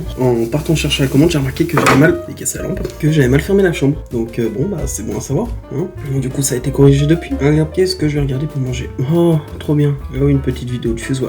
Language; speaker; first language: French; native; French